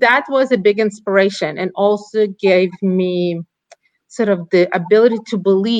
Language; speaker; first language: English; non-native, fluent; Ukrainian